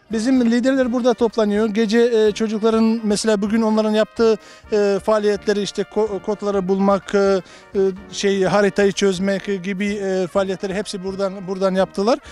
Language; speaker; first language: Turkish; non-native, fluent; Bosnian